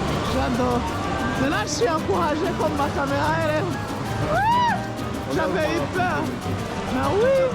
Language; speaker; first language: French; non-native, local second language; Kinyarwanda